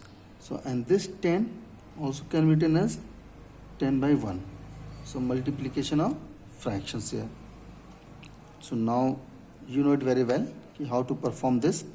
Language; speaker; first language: English; non-native, local second language; Hindi